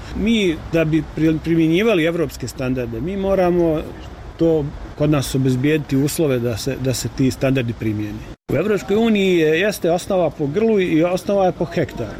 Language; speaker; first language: Bosnian; native; Bosnian